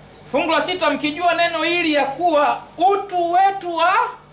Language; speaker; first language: Swahili; native; Swahili